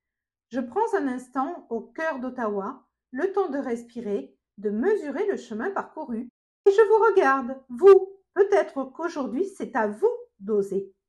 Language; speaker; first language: French; native; French